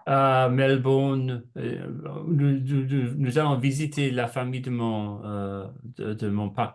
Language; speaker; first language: French; non-native, learner; English